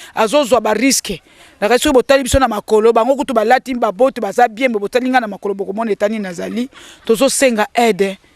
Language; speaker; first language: Lingala; native; Lingala